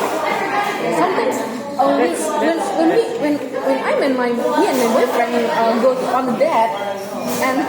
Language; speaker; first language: English; non-native, learner; Indonesian